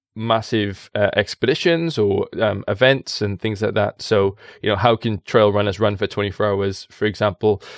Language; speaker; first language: English; native; English